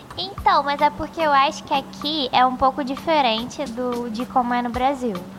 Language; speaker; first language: Portuguese; native; Portuguese